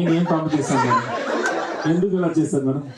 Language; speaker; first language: Telugu; non-native, learner; Tamil